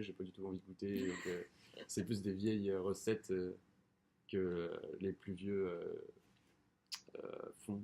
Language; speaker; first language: French; native; French